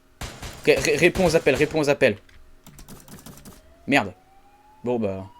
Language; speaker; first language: French; native; French